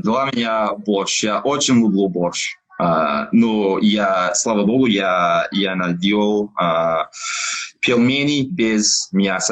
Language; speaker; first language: Russian; non-native, learner; English